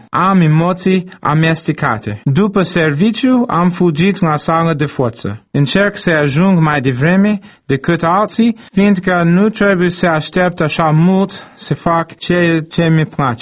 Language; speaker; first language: Romanian; non-native, fluent; English